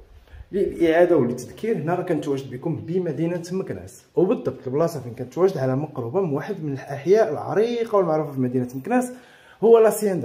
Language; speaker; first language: Arabic; native; Arabic